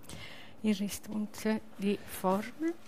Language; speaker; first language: German; non-native, learner; Italian